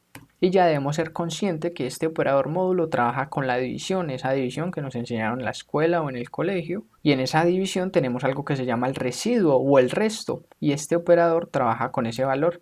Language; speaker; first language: Spanish; native; Spanish